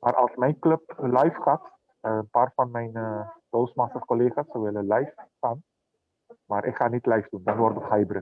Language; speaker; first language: Dutch; non-native, local second language; Papiamento